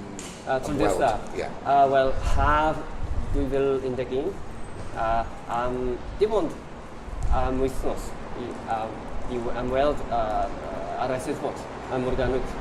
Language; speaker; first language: Welsh; non-native, learner; Japanese